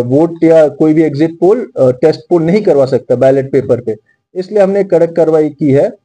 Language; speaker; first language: Hindi; non-native, local second language; Marathi